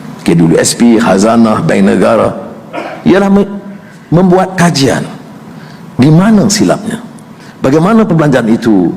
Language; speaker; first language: Malay; native; Malay